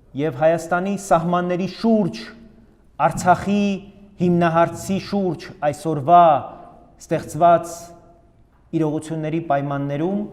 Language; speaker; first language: Armenian; native; Armenian